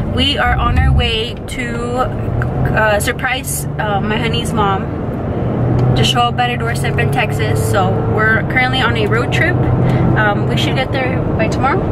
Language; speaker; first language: English; native; English